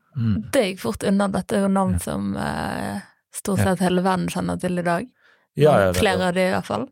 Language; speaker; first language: Norwegian; native; Norwegian